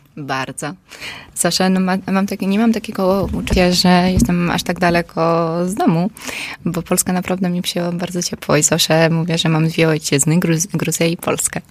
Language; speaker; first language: Polish; non-native, fluent; Georgian